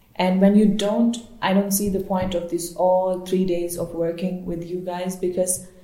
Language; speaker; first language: English; non-native, local second language; Baluchi